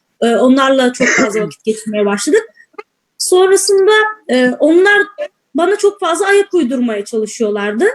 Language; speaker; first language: Turkish; native; Turkish